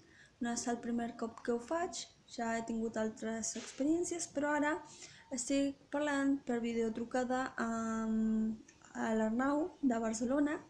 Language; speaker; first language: Catalan; non-native, learner; Spanish